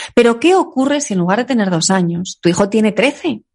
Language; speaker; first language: Spanish; native; Spanish